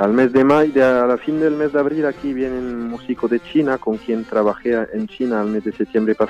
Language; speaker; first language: Spanish; early bilingual, heritage; French